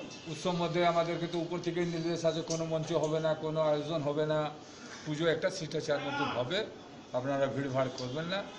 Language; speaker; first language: Bangla; non-native, local second language; Hindi